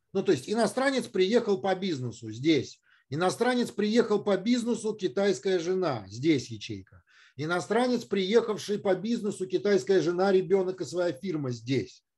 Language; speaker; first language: Russian; native; Russian